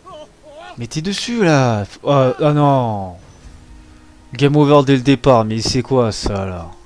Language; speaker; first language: French; native; French